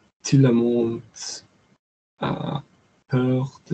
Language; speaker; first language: French; non-native, learner; English